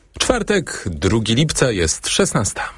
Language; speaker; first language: Polish; native; Polish